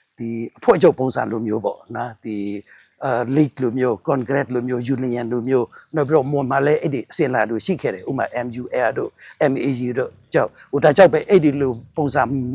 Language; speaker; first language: Burmese; non-native, local second language; Mon